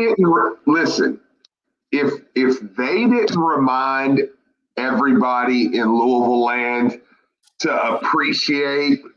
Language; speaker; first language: English; native; English